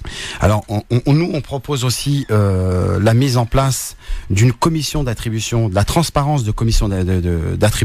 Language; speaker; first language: French; native; French